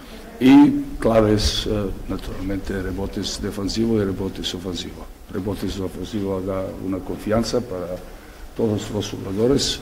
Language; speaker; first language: Spanish; non-native, fluent; Serbian